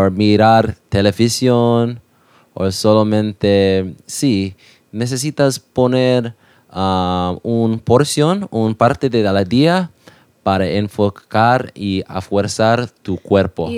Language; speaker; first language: Spanish; non-native, learner; English